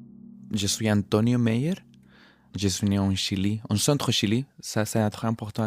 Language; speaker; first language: French; non-native, fluent; Spanish